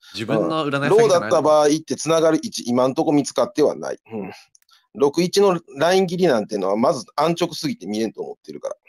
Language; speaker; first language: Japanese; native; Japanese